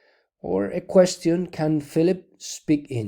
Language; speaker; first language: English; non-native, fluent; Spanish